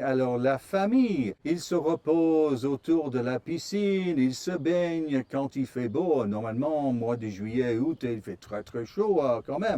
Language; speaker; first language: French; non-native, fluent; English